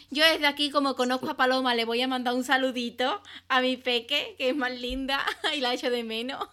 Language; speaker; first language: Spanish; native; Spanish